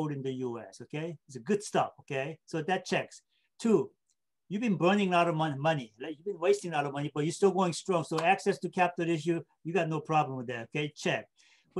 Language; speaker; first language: English; non-native, fluent; Korean